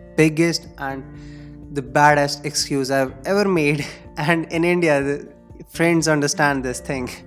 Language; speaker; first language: English; non-native, local second language; Hindi